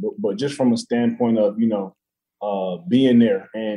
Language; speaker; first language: English; native; English